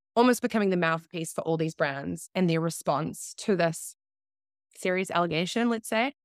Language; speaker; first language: English; native; English